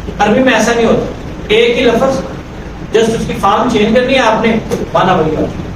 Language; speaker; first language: Urdu; native; Urdu